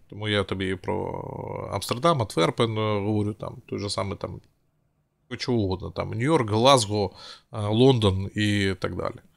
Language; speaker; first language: Ukrainian; non-native, local second language; Russian